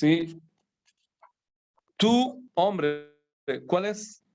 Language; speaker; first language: Spanish; non-native, fluent; Persian